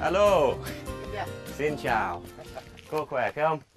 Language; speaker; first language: Vietnamese; non-native, learner; English